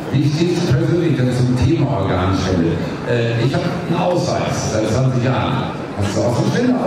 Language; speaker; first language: German; native; German